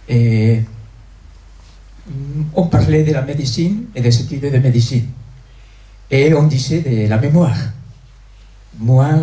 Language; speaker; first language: French; non-native, fluent; Spanish